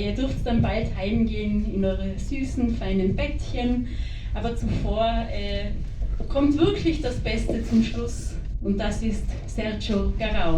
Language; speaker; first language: German; native; German